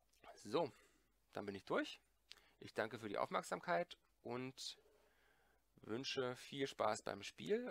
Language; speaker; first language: German; native; German